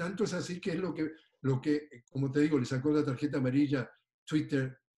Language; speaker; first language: Spanish; native; Spanish